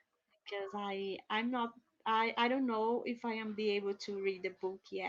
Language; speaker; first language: English; non-native, learner; Portuguese